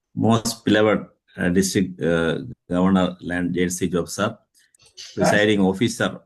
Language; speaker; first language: English; non-native, local second language; Malayalam